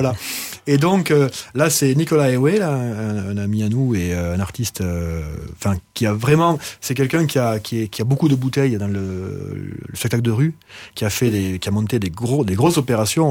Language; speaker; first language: French; native; French